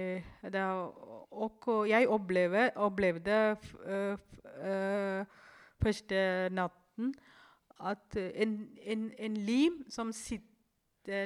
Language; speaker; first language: Norwegian; non-native, fluent; Tamil